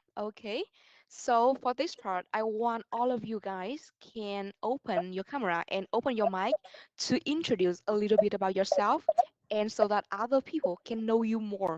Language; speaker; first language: English; non-native, fluent; Vietnamese